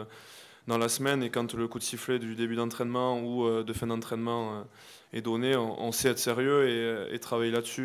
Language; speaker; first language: French; native; French